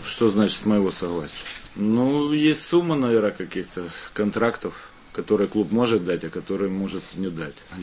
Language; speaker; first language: Russian; native; Russian